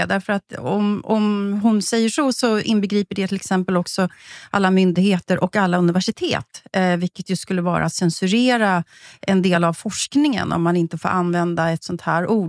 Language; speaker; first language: Swedish; native; Swedish